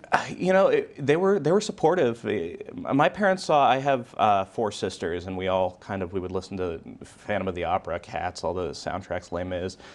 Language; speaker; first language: English; native; English